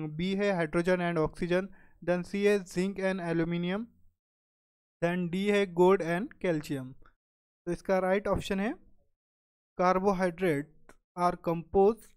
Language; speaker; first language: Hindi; non-native, local second language; Marathi